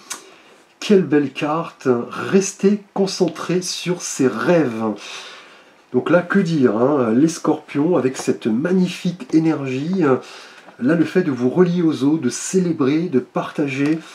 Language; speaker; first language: French; native; French